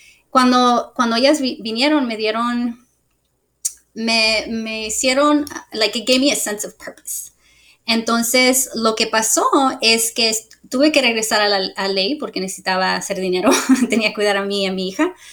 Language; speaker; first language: Spanish; early bilingual, heritage; Spanish